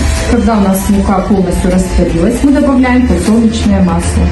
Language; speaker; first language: Russian; native; Russian